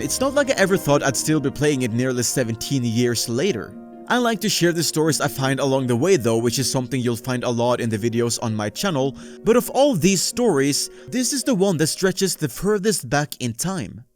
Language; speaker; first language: English; native; English